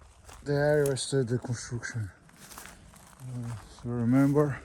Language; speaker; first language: English; non-native, learner; Portuguese